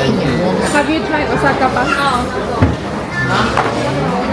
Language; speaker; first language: English; non-native, local second language; Filipino